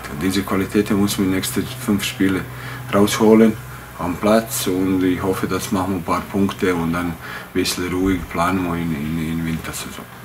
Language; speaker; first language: German; non-native, fluent; Bosnian